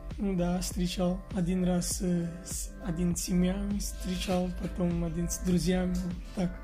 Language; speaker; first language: Russian; non-native, learner; Hindi